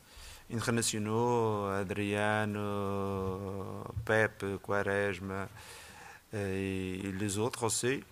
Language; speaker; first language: French; non-native, learner; Portuguese